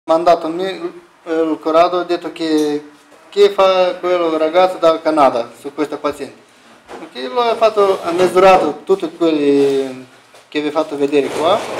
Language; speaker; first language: Italian; non-native, learner; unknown